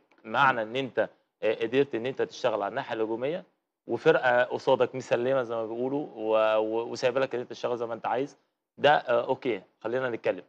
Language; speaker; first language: Arabic; native; Arabic